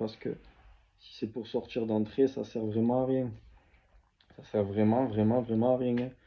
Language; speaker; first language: French; native; French